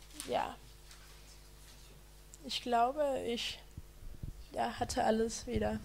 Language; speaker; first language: German; non-native, fluent; Danish